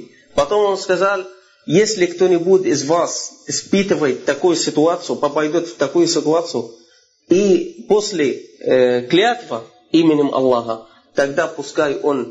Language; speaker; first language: Russian; non-native, fluent; Arabic